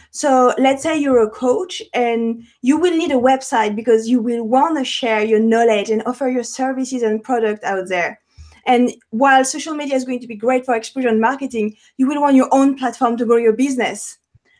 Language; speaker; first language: English; non-native, fluent; French